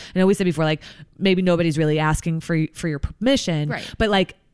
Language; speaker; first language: English; native; English